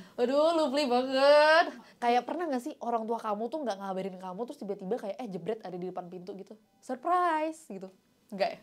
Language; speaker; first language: Indonesian; native; Indonesian